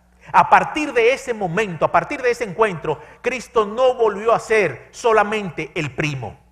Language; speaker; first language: Spanish; native; Spanish